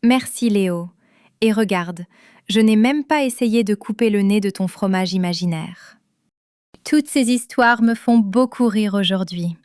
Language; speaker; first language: French; non-native, fluent; English